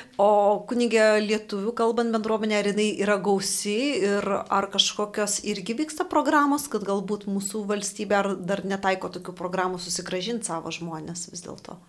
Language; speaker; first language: Lithuanian; native; Lithuanian